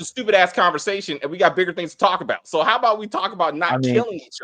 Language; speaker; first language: English; native; English